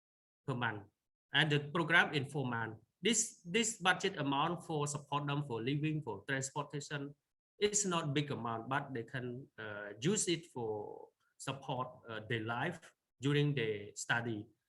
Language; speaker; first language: English; non-native, learner; Khmer